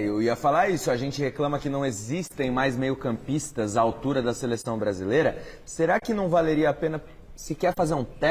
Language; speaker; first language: Portuguese; native; Portuguese